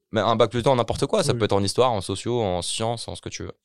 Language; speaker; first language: French; native; French